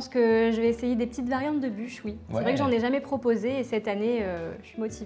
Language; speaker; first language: French; native; French